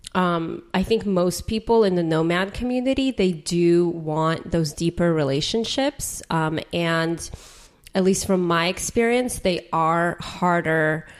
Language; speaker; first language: English; native; English